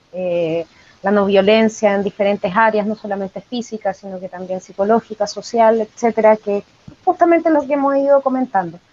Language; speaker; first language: Spanish; native; Spanish